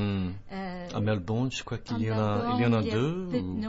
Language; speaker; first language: French; non-native, fluent; English